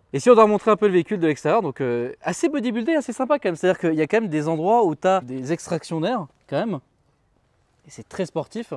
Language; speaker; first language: French; early bilingual, other home language; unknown